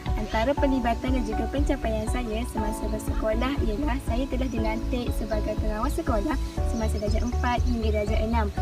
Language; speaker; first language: Malay; native; Malay